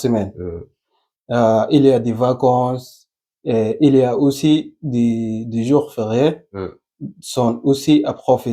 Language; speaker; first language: French; non-native, learner; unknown